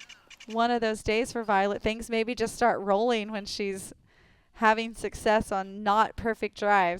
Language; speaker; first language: English; native; English